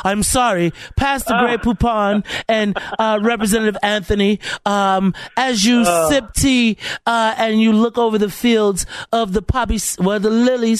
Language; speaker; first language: English; native; English